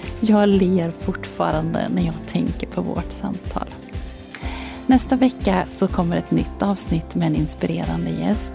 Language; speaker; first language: Swedish; native; Swedish